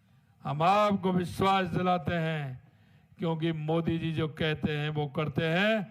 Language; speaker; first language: Hindi; native; Hindi